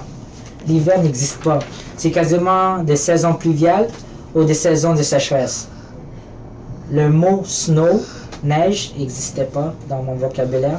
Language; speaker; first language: French; early bilingual, other home language; Filipino